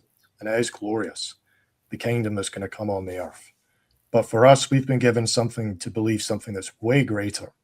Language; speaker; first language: English; native; English